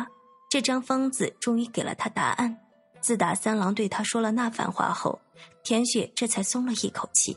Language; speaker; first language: Chinese; native; Chinese